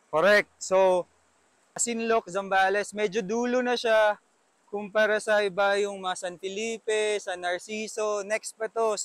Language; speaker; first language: Filipino; native; Filipino